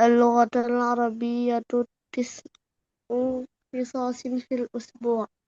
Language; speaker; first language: Arabic; non-native, learner; Indonesian